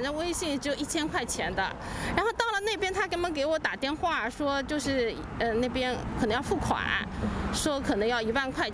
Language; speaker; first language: Chinese; native; Chinese